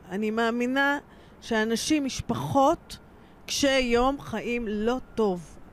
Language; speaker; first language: Hebrew; native; Hebrew